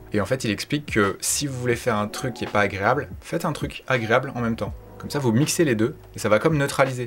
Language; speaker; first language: French; native; French